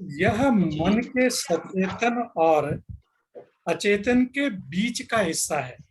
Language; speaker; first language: Hindi; native; Hindi